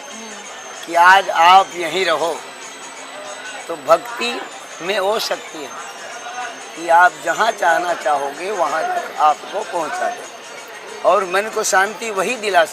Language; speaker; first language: Hindi; native; Hindi